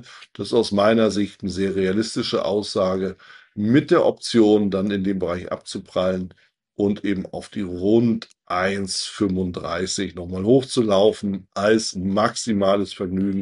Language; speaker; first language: German; native; German